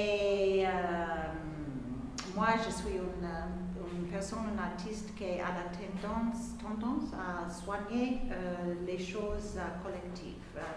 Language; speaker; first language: French; non-native, fluent; English